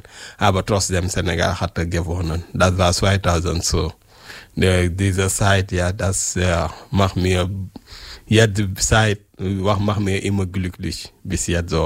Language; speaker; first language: German; non-native, learner; French